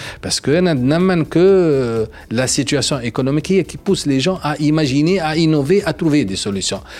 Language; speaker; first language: French; non-native, local second language; Arabic